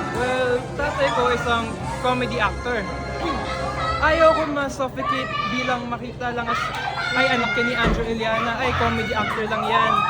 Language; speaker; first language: Filipino; non-native, local second language; English